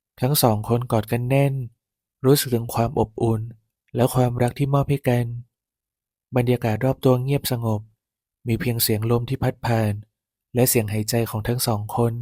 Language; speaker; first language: Thai; native; Thai